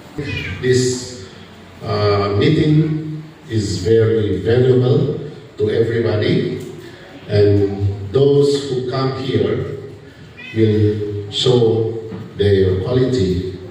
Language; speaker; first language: English; non-native, fluent; Indonesian